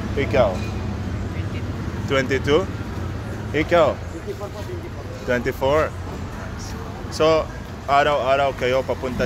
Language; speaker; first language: Filipino; non-native, learner; Arabic